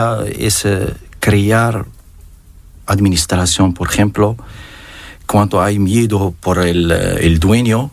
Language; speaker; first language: Spanish; non-native, learner; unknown